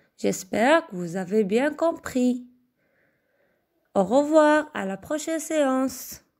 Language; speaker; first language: French; non-native, local second language; Arabic